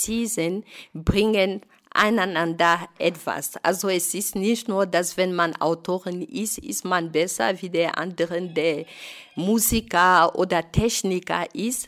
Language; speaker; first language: German; non-native, fluent; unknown